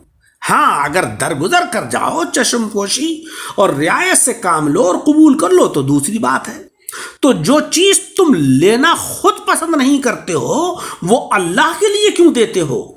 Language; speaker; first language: Urdu; native; Urdu